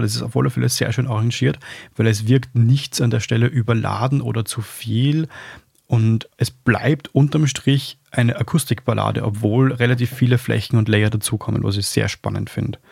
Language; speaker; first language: German; native; German